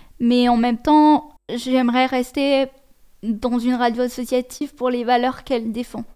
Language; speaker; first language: French; native; French